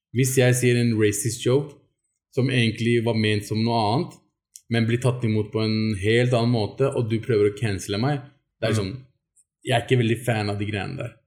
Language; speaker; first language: Norwegian; early bilingual, other home language; Urdu